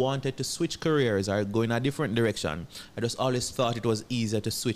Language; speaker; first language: English; non-native, local second language; Jamaican Creole English